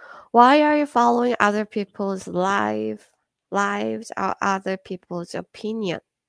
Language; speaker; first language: English; non-native, fluent; Korean